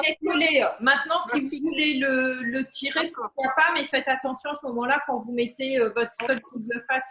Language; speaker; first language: French; native; French